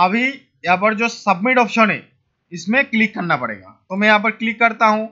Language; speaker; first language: Hindi; non-native, local second language; Bangla